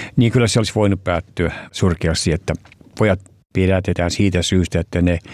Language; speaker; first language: Finnish; early bilingual, heritage; Finnish